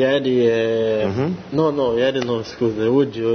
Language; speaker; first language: Italian; non-native, learner; Portuguese